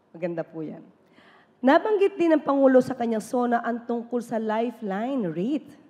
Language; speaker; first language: Filipino; native; Filipino